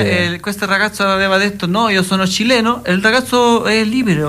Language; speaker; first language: Italian; non-native, learner; Spanish